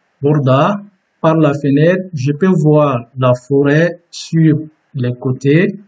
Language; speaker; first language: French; non-native, fluent; Turkish